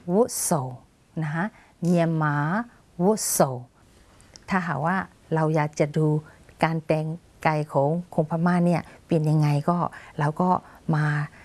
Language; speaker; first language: Thai; non-native, fluent; Burmese